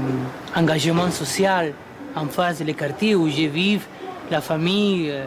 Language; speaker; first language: French; non-native, fluent; Spanish